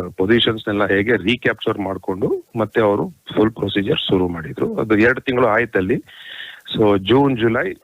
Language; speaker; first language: Kannada; non-native, local second language; Kodava